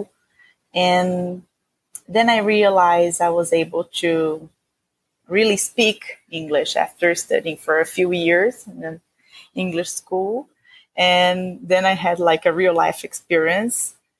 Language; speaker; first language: English; non-native, fluent; Portuguese